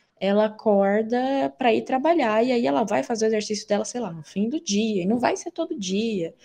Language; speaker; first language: Portuguese; native; Portuguese